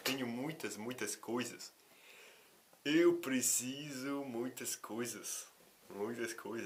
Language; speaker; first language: Portuguese; non-native, fluent; Russian